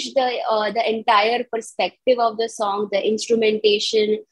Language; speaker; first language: English; non-native, local second language; Gujarati